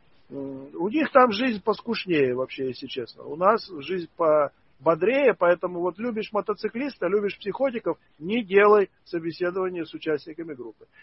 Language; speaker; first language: Russian; native; Russian